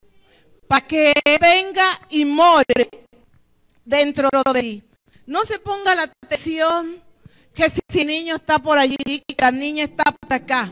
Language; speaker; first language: Spanish; native; Spanish